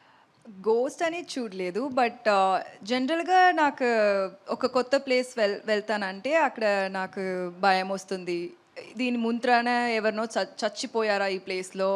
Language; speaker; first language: Telugu; non-native, learner; Tamil